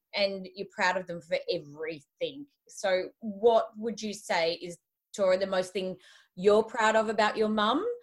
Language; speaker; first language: English; native; English